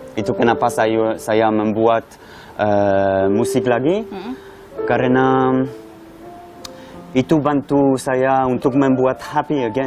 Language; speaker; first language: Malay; non-native, learner; French